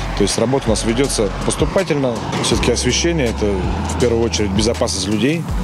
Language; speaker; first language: Russian; native; Russian